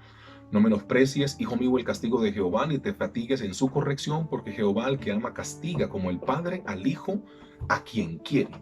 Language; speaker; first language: Spanish; native; Spanish